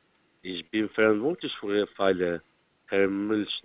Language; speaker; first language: German; non-native, fluent; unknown